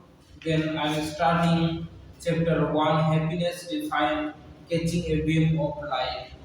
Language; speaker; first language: English; non-native, learner; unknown